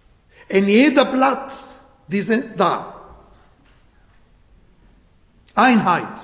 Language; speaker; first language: German; non-native, fluent; Arabic